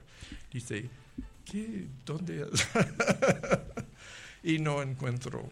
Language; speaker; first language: Spanish; non-native, learner; English